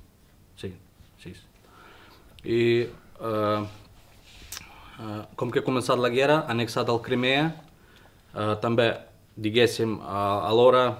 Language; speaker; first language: Catalan; non-native, learner; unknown